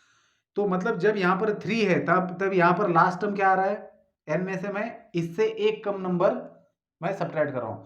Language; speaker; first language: Hindi; native; Hindi